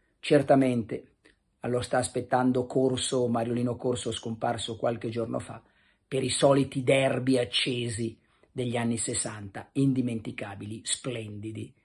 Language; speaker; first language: Italian; native; Italian